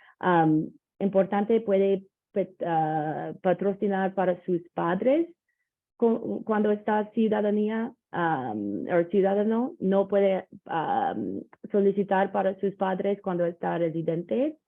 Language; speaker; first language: Spanish; non-native, learner; English